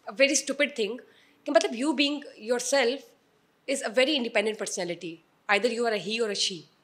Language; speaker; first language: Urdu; native; Urdu